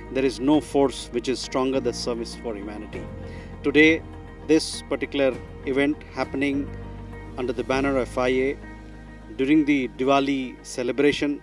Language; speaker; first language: English; native; English